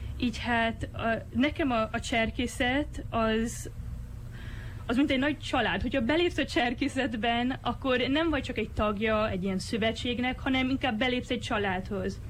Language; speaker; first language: Hungarian; early bilingual, heritage; Hungarian